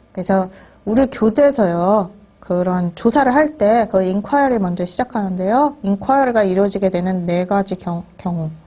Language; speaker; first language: Korean; native; Korean